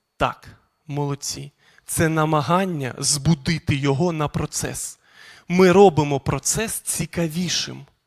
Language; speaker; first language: Ukrainian; non-native, local second language; Russian